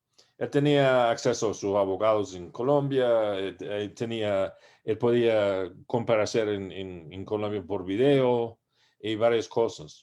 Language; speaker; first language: Spanish; non-native, learner; English